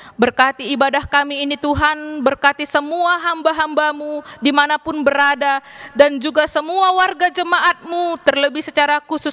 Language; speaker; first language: Indonesian; native; Indonesian